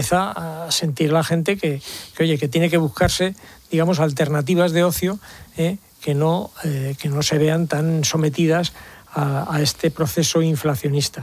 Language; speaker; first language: Spanish; native; Spanish